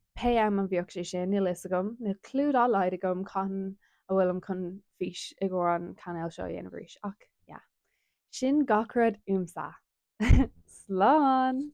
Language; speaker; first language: Irish; non-native, local second language; English